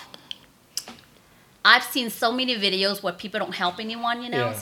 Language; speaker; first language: English; native; English